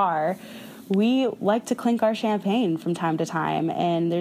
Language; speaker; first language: English; native; English